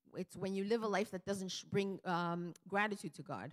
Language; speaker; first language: English; early bilingual, other home language; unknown